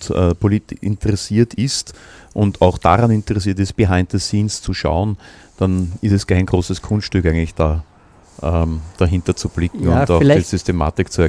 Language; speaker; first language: German; native; German